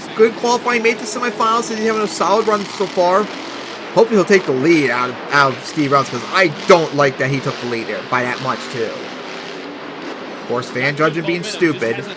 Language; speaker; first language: English; native; English